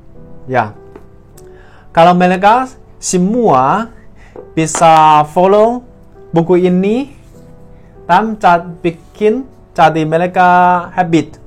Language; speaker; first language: Indonesian; non-native, learner; Chinese